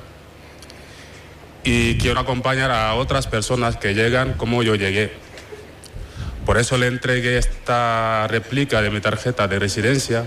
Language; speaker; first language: Spanish; non-native, fluent; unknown